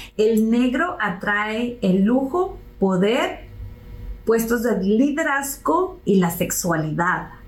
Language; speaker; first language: Spanish; early bilingual, heritage; Spanish